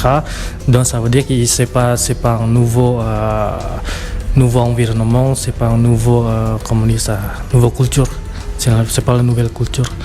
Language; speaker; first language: French; non-native, fluent; Indonesian